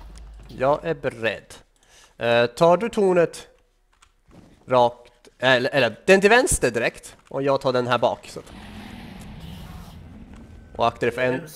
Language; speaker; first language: Swedish; native; Swedish